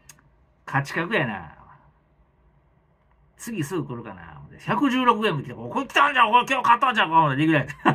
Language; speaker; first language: Japanese; native; Japanese